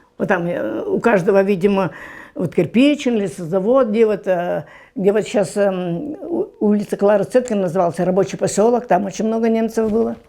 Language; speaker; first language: Russian; non-native, local second language; German